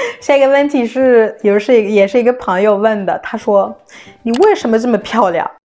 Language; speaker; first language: Chinese; non-native, fluent; French